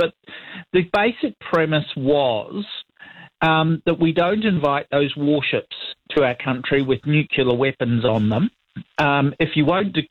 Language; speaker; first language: English; native; English